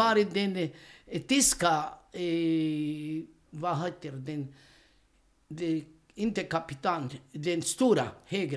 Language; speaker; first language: Swedish; non-native, learner; Romany